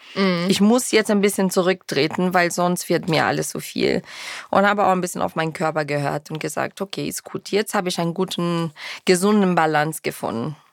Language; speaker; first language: German; non-native, fluent; Portuguese